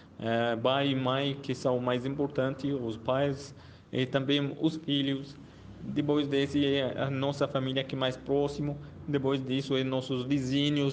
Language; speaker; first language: Portuguese; non-native, fluent; Arabic